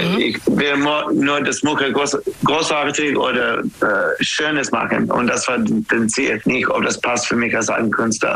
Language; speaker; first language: German; non-native, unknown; English